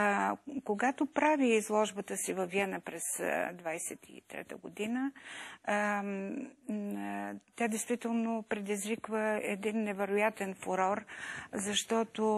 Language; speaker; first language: Bulgarian; native; Bulgarian